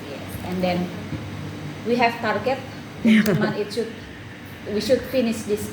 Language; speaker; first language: English; non-native, learner; Indonesian